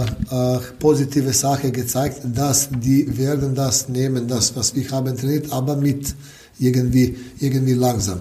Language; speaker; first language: German; non-native, learner; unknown